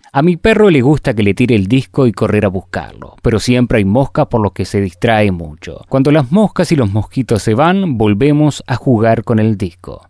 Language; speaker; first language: Spanish; native; Spanish